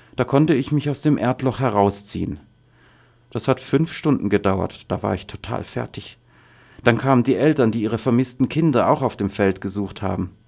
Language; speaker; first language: German; non-native, fluent; Arabic